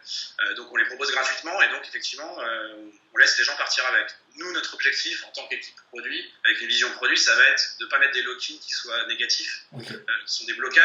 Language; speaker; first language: French; native; French